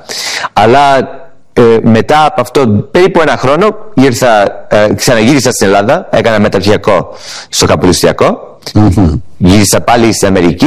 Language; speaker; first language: Greek; early bilingual, heritage; Greek